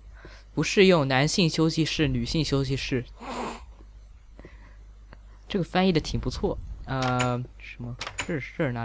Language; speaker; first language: Chinese; native; Chinese